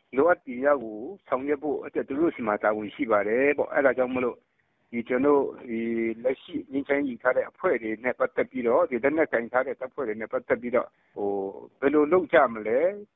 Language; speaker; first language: Burmese; non-native, local second language; Kachin